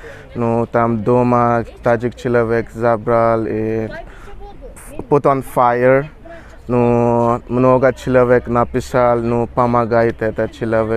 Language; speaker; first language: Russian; non-native, learner; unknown